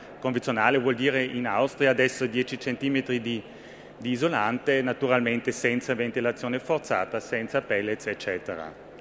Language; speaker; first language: Italian; non-native, fluent; German